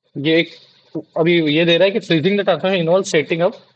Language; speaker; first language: Hindi; non-native, local second language; Marathi